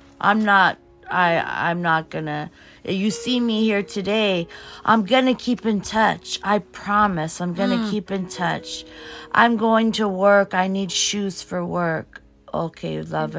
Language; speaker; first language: English; early bilingual, other home language; Portuguese